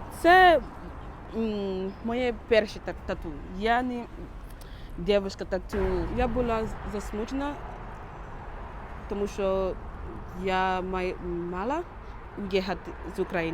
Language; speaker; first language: Ukrainian; non-native, learner; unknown